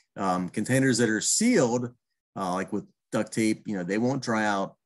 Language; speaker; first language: English; native; English